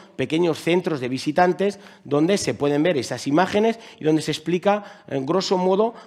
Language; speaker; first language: Spanish; native; Spanish